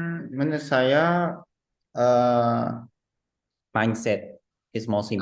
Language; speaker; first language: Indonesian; non-native, fluent; Japanese